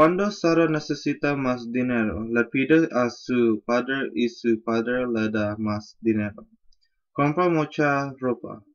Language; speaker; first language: Spanish; non-native, learner; English